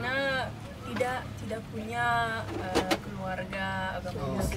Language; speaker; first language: Indonesian; non-native, learner; French